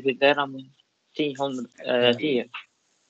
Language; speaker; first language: Swedish; non-native, learner; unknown